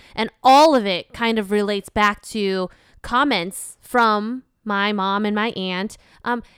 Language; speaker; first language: English; non-native, fluent; Vietnamese